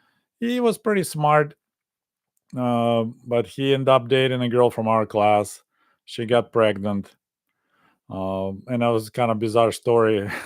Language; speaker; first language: English; non-native, fluent; Russian